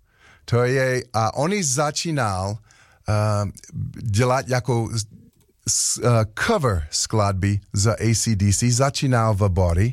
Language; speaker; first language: Czech; non-native, learner; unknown